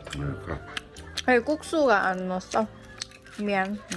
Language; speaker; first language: Korean; non-native, learner; Thai